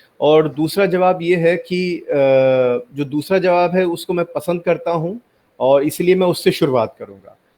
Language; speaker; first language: Hindi; native; Hindi